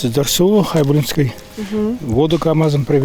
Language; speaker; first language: Russian; non-native, local second language; Bashkir